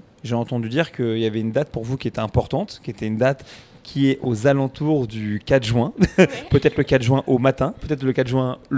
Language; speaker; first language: French; native; French